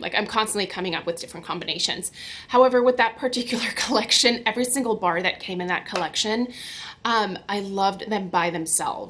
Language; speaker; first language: English; native; English